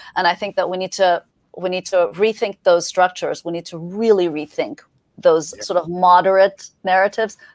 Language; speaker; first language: English; early bilingual, other home language; Persian